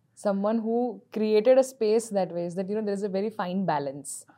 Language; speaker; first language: English; non-native, local second language; Hindi